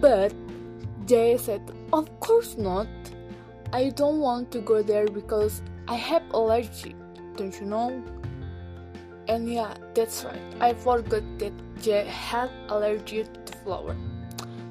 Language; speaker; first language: English; non-native, learner; Indonesian